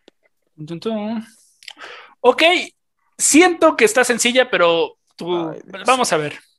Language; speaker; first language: Spanish; native; Spanish